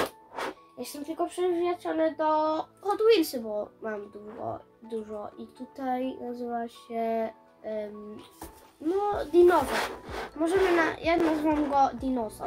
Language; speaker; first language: Polish; early bilingual, heritage; Polish